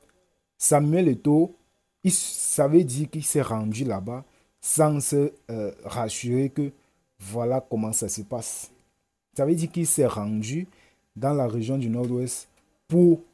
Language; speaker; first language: French; native; French